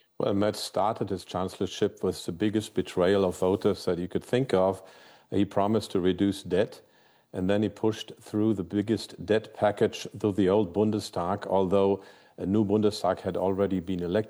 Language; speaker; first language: English; non-native, fluent; German